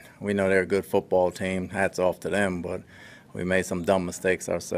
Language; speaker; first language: English; native; English